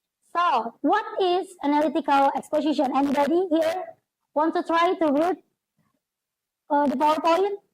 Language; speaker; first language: English; non-native, local second language; Indonesian